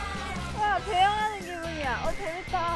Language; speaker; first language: Korean; native; Korean